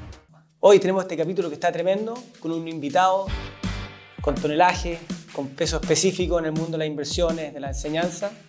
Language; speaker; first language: Spanish; native; Spanish